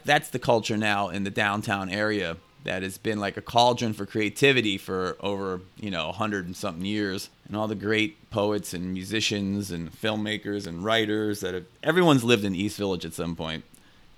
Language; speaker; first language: English; native; English